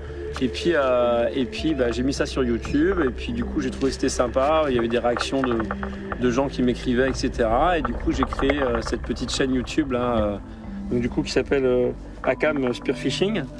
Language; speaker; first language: French; native; French